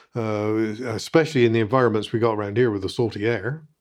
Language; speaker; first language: English; native; English